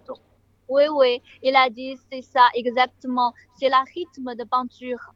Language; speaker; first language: French; non-native, learner; Chinese